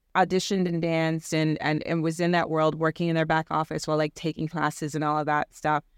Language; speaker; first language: English; native; English